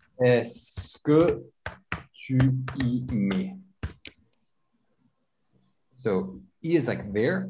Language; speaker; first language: French; non-native, fluent; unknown